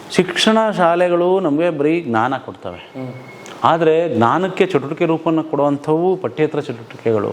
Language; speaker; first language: Kannada; non-native, local second language; Lambadi